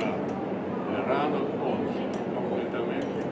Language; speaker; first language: Italian; non-native, learner; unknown